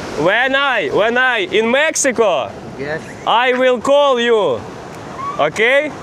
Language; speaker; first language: English; non-native, learner; Ukrainian